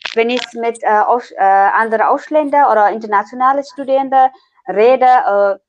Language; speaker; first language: German; non-native, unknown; Nepali